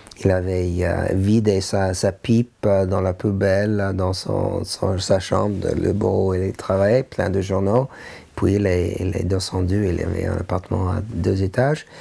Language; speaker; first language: French; non-native, learner; English